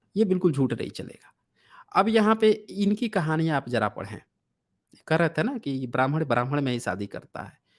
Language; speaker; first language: Hindi; native; Hindi